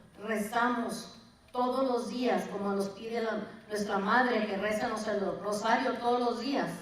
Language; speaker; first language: Spanish; early bilingual, heritage; Spanish